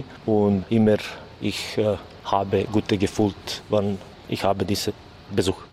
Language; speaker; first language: German; non-native, learner; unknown